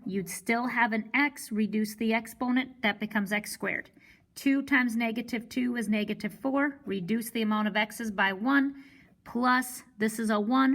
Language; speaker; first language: English; native; English